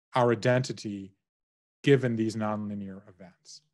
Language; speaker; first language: English; native; English